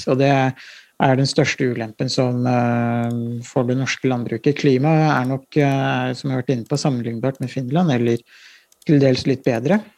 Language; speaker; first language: Norwegian; native; Norwegian